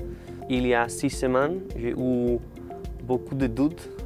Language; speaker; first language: French; non-native, learner; Spanish